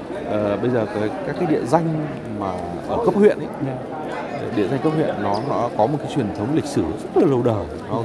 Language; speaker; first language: Vietnamese; native; Vietnamese